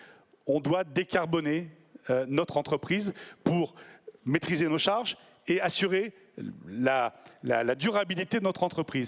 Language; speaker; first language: French; native; French